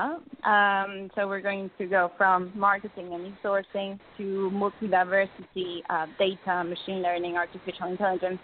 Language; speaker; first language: English; non-native, fluent; Spanish